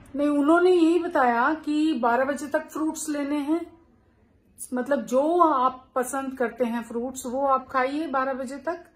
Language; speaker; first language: Hindi; native; Hindi